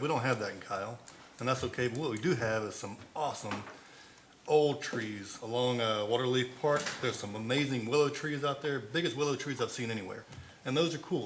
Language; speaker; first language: English; native; English